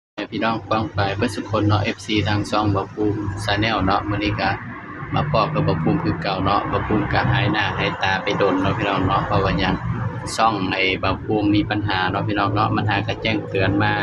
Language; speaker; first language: Thai; non-native, local second language; Lao